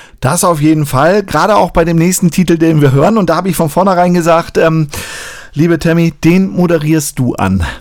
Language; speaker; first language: German; native; German